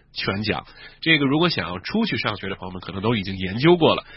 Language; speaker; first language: Chinese; native; Chinese